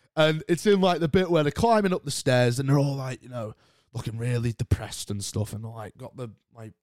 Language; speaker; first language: English; native; English